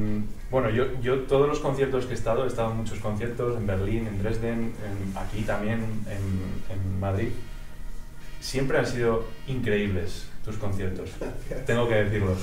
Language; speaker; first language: Spanish; native; Spanish